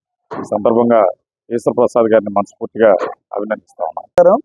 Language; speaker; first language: Telugu; native; Telugu